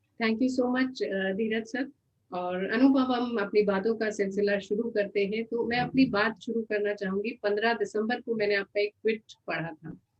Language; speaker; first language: Hindi; native; Hindi